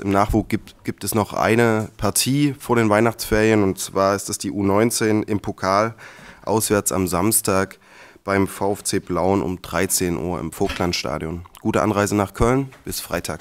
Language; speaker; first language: German; native; German